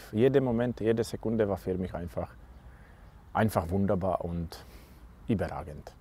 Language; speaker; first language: German; non-native, learner; Slovak